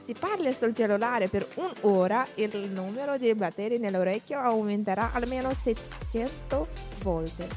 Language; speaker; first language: Italian; non-native, learner; Romanian